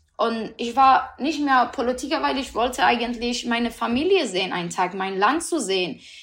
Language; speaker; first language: German; non-native, learner; Persian